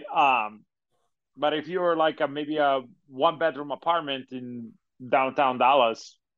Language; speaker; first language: English; non-native, fluent; Italian